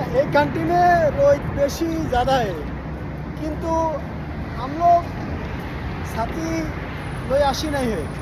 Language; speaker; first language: Hindi; non-native, learner; Bangla